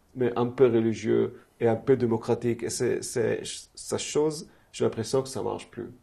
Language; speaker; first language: French; non-native, fluent; Hebrew